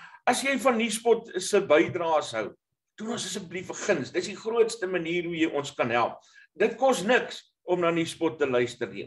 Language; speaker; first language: Afrikaans; native; Afrikaans